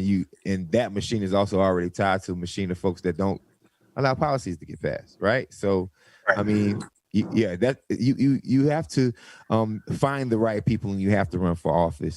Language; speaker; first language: English; native; English